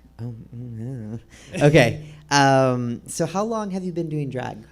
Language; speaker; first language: English; native; English